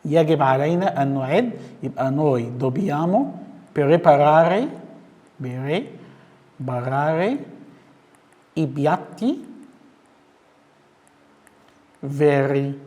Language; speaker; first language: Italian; non-native, fluent; Arabic